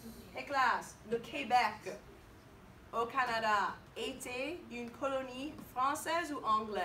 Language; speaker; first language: French; non-native, fluent; English